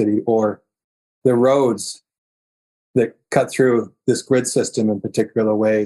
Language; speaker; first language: English; native; English